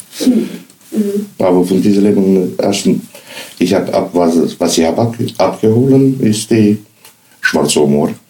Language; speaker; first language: German; non-native, learner; Romanian